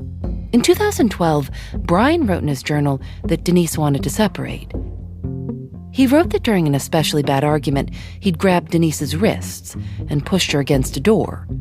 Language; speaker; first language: English; native; English